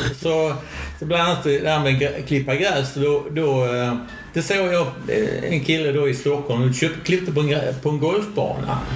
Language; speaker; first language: Swedish; native; Swedish